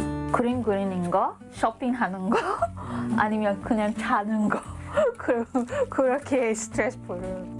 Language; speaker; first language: Korean; non-native, learner; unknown